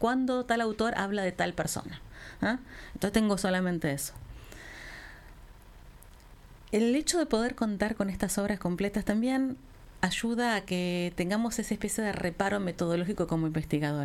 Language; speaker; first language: Spanish; native; Spanish